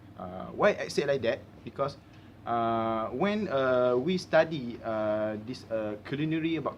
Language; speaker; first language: English; non-native, learner; Malay